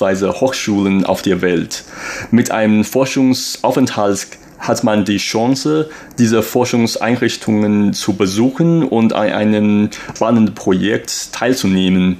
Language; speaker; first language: German; non-native, fluent; Chinese